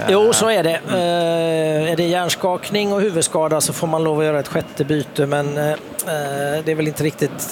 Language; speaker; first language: Swedish; native; Swedish